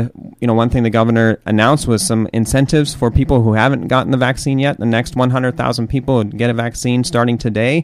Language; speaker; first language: English; native; English